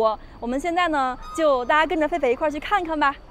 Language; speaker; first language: Chinese; native; Chinese